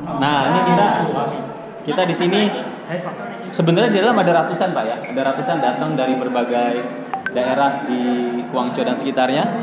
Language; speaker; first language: Indonesian; native; Indonesian